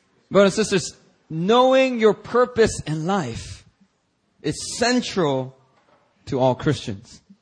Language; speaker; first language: English; early bilingual, other home language; Korean